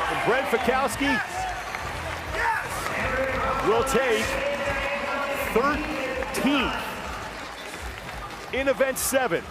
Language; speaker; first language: English; native; English